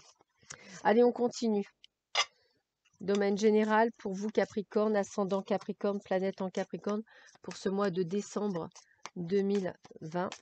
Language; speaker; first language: French; native; French